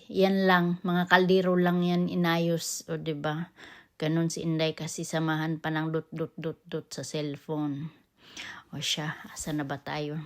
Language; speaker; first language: Filipino; non-native, local second language; Cebuano